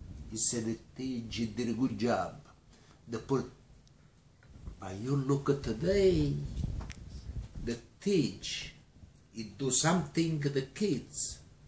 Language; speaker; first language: English; non-native, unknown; Italian